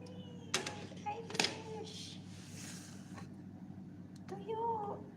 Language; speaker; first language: English; non-native, learner; Bikol